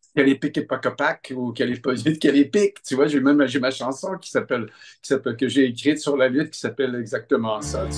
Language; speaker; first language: French; native; French